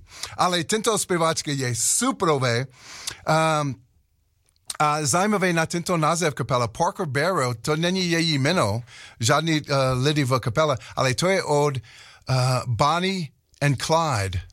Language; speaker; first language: Czech; non-native, learner; English